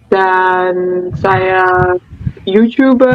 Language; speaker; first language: Indonesian; non-native, learner; English